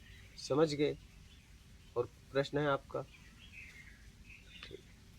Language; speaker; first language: Hindi; native; Hindi